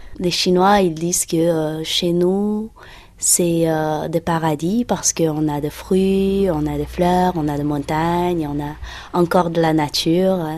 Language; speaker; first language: French; non-native, fluent; Uyghur